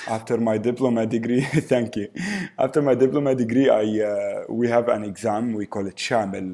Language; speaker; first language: English; early bilingual, other home language; Arabic